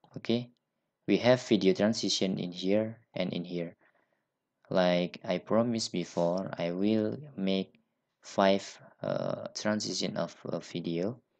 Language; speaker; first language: English; non-native, learner; Indonesian